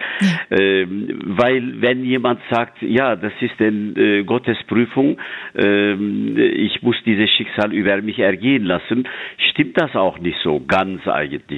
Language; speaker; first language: German; non-native, fluent; Turkish